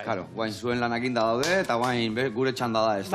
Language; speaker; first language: Basque; native; Basque